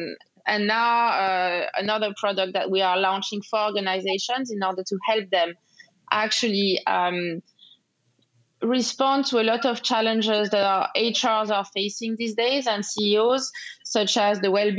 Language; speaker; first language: English; non-native, fluent; French